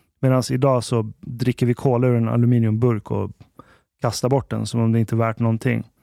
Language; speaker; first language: Swedish; early bilingual, other home language; Arabic